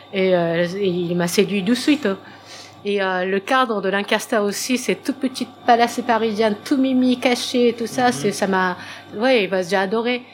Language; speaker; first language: French; non-native, fluent; Japanese